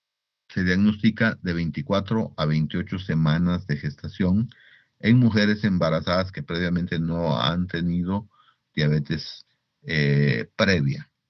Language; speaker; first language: Spanish; native; Spanish